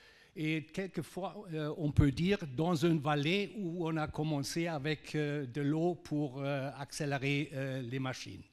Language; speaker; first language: French; non-native, fluent; German